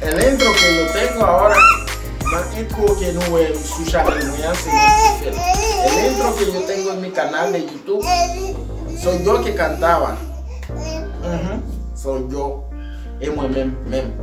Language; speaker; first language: Spanish; non-native, learner; Haitian Creole